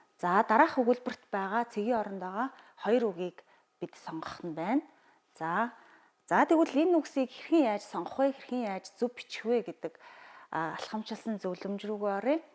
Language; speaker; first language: Mongolian; native; Mongolian